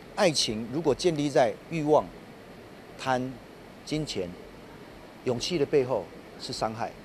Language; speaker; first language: Chinese; non-native, local second language; Min Nan Chinese